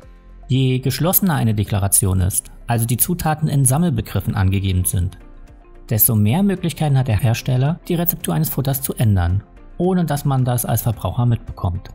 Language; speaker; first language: German; native; German